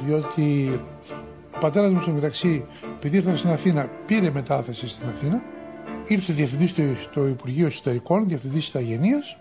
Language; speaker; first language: Greek; native; Greek